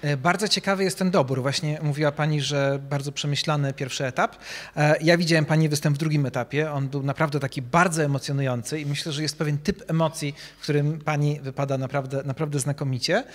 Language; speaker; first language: Polish; native; Polish